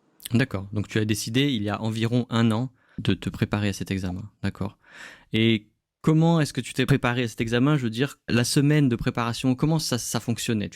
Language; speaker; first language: French; native; French